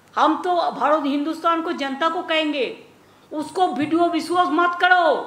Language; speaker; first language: Hindi; non-native, local second language; Bangla